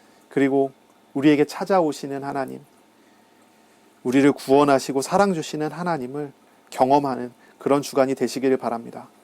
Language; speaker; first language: Korean; native; Korean